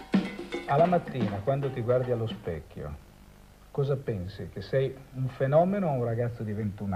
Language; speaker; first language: Italian; native; Italian